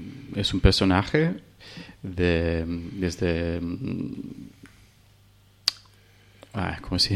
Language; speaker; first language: Spanish; non-native, learner; Hungarian